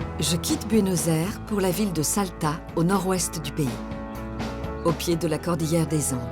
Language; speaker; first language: French; native; French